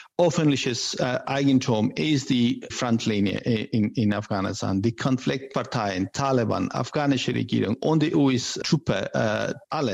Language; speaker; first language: German; non-native, learner; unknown